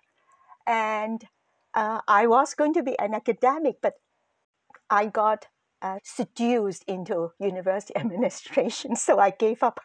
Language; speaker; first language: English; non-native, local second language; Cantonese